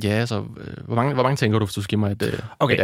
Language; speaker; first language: Danish; native; Danish